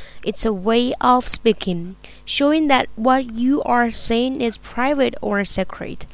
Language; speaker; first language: English; non-native, fluent; Chinese